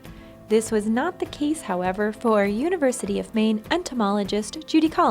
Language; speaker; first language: English; native; English